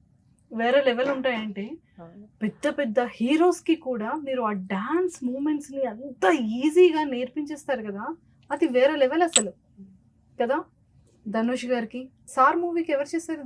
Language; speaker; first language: Telugu; native; Telugu